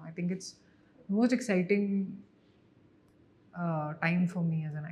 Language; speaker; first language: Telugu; non-native, fluent; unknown